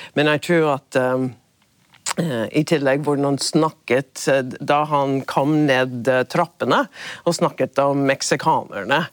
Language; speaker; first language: Norwegian; non-native, fluent; English